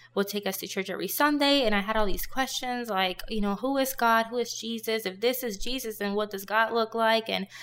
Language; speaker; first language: English; non-native, fluent; Spanish